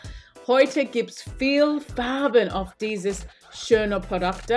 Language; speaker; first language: German; non-native, learner; English